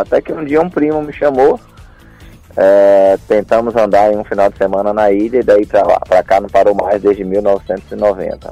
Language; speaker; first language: Portuguese; native; Portuguese